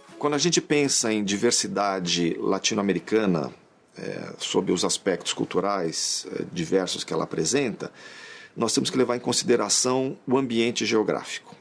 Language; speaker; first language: Portuguese; native; Portuguese